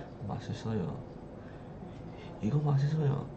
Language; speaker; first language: Korean; non-native, learner; English